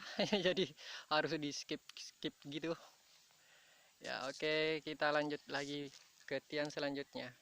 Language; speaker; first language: Indonesian; native; Indonesian